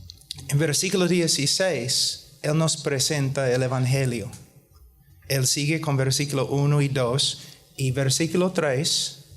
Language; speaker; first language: Spanish; non-native, fluent; English